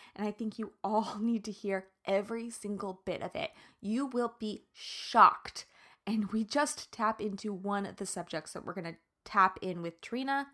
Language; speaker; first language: English; native; English